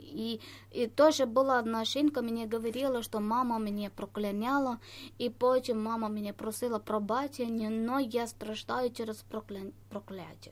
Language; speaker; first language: Ukrainian; non-native, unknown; Malayalam